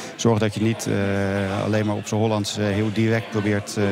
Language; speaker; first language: Dutch; native; Dutch